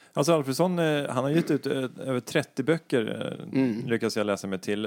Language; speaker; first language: Swedish; native; Swedish